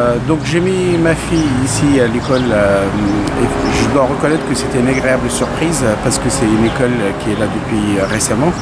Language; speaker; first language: French; non-native, fluent; Kurdish